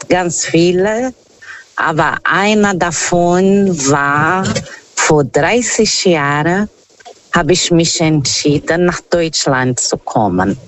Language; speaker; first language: German; non-native, fluent; Portuguese